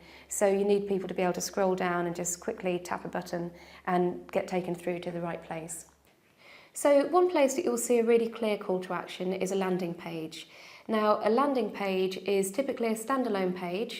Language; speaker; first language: English; native; English